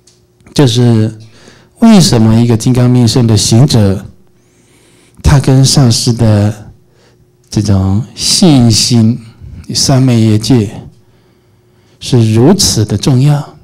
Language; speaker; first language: Chinese; native; Chinese